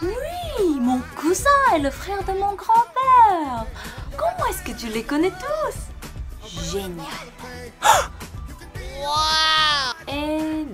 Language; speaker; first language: French; non-native, fluent; Korean